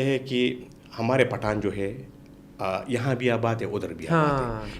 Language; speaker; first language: Urdu; non-native, local second language; Pashto